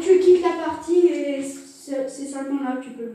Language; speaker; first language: French; native; French